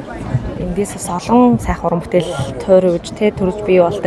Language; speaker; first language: Mongolian; native; Mongolian